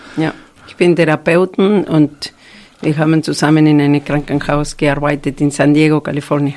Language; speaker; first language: German; non-native, fluent; Spanish